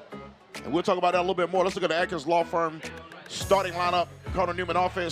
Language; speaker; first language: English; native; English